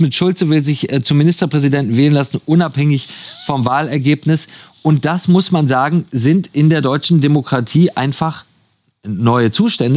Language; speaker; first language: German; native; German